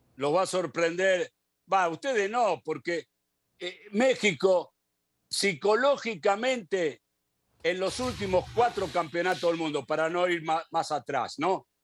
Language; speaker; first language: Spanish; native; Spanish